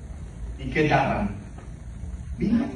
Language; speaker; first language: Spanish; non-native, fluent; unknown